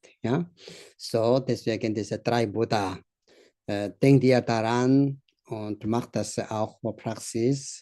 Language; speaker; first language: German; non-native, learner; Tibetan